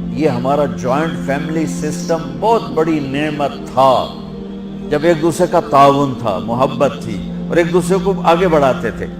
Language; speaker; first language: Urdu; non-native, local second language; Punjabi